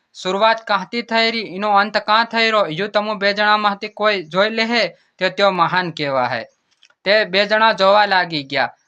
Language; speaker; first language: Gujarati; non-native, local second language; Bhili